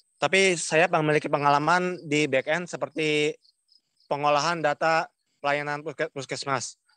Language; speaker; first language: Indonesian; native; Indonesian